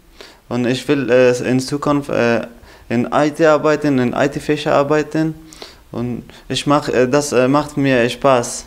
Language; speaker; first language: German; non-native, learner; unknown